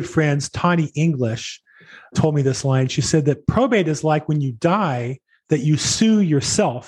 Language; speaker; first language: English; native; English